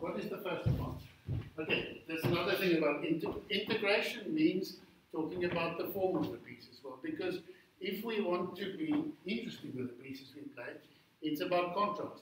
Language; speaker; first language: English; non-native, local second language; Afrikaans